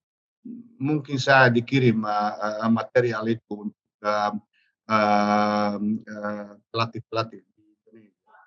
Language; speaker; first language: Indonesian; non-native, learner; Serbian